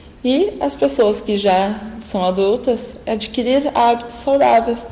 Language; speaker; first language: Portuguese; native; Portuguese